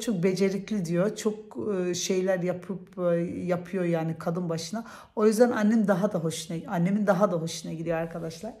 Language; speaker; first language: Turkish; early bilingual, heritage; Turkish